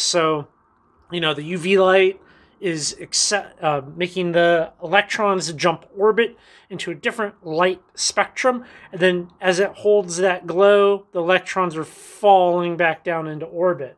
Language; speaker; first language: English; native; English